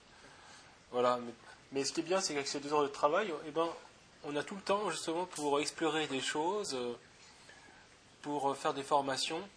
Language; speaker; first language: French; native; French